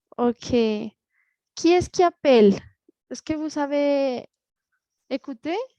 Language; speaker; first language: French; non-native, fluent; Spanish